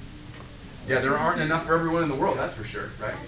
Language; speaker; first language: English; native; English